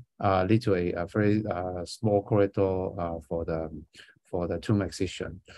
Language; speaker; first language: English; non-native, fluent; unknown